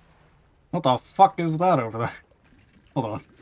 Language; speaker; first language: English; native; English